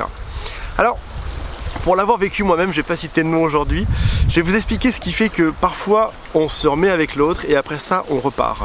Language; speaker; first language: French; native; French